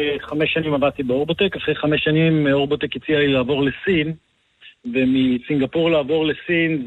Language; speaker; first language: Hebrew; native; Hebrew